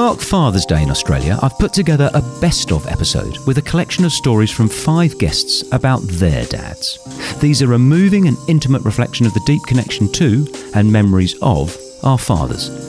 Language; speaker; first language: English; native; English